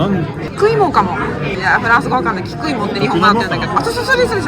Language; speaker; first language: Japanese; native; Japanese